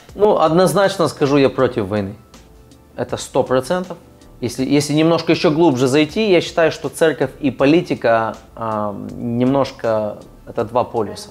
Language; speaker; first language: Russian; early bilingual, other home language; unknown